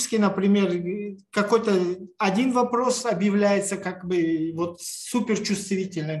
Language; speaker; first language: Russian; non-native, local second language; Tajik